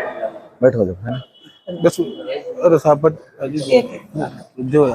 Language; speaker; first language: Hindi; non-native, local second language; Marwari